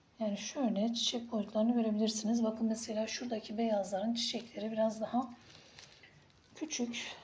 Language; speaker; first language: Turkish; native; Turkish